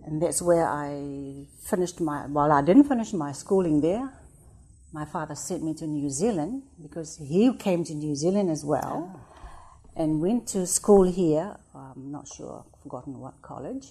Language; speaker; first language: English; non-native, fluent; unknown